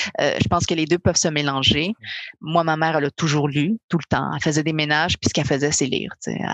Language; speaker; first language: French; early bilingual, other home language; Spanish